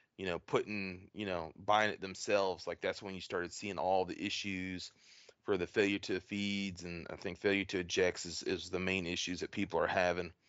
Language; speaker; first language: English; native; English